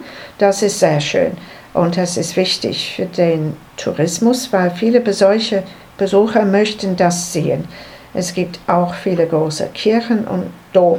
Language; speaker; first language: German; non-native, learner; English